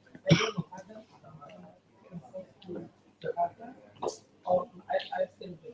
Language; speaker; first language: English; non-native, learner; Indonesian